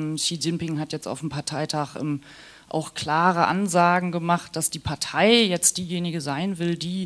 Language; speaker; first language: German; native; German